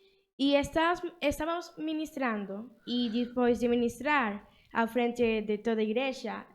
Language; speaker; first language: Portuguese; early bilingual, other home language; Spanish